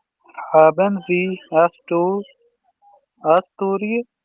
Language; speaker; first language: German; non-native, learner; Urdu